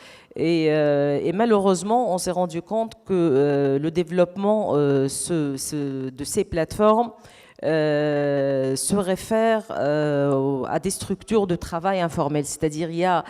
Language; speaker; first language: French; non-native, local second language; Arabic